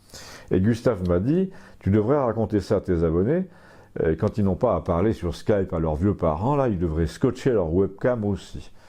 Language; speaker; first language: French; native; French